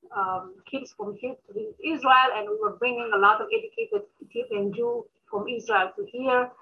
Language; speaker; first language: English; early bilingual, other home language; Amharic